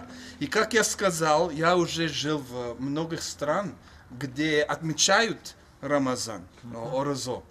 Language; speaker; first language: Russian; non-native, fluent; English